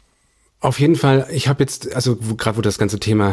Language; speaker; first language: German; native; German